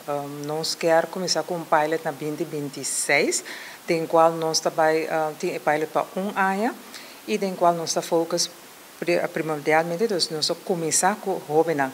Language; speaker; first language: Portuguese; non-native, learner; Papiamento